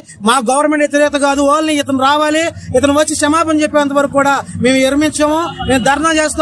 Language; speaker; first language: Telugu; native; Telugu